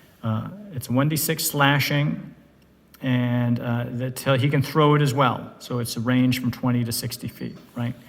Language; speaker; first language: English; native; English